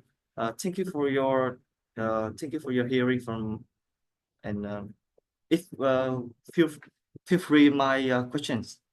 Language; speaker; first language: English; non-native, learner; Vietnamese